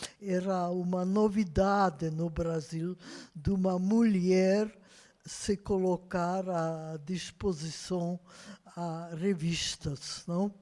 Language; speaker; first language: Portuguese; non-native, fluent; Hungarian